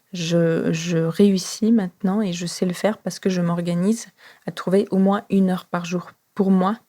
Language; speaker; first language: French; non-native, fluent; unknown